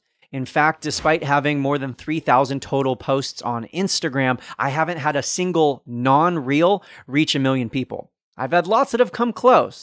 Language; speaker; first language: English; native; English